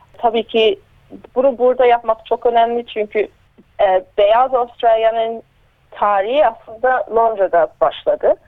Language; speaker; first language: Turkish; early bilingual, heritage; Turkish